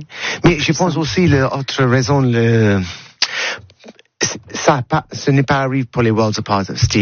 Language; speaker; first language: French; non-native, learner; English